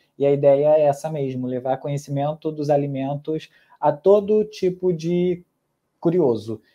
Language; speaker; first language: Portuguese; native; Portuguese